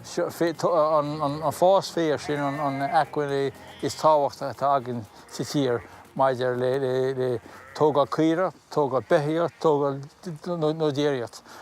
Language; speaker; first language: Irish; native; Irish